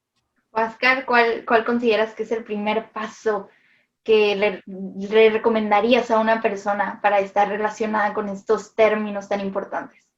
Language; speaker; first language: Spanish; native; Spanish